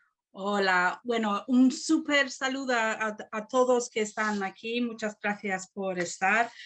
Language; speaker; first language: Spanish; non-native, fluent; English